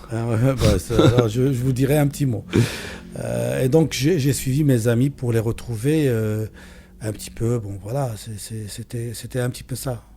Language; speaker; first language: French; non-native, local second language; Arabic